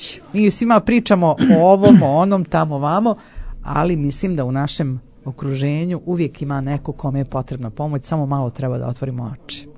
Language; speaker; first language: Croatian; native; Croatian